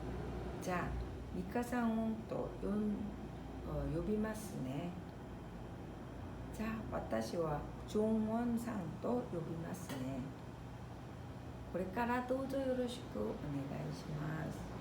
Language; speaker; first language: Japanese; non-native, fluent; Korean